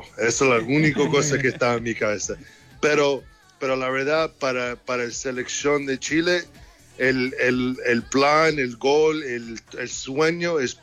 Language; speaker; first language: Spanish; early bilingual, heritage; English